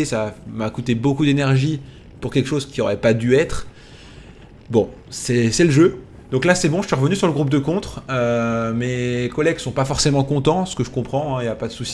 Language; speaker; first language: French; native; French